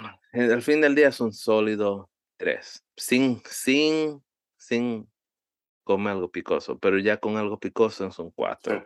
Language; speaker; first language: Spanish; early bilingual, heritage; Spanish